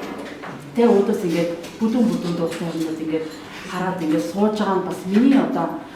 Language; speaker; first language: Mongolian; native; Mongolian